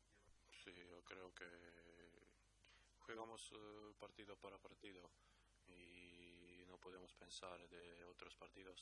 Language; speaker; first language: Spanish; non-native, learner; Croatian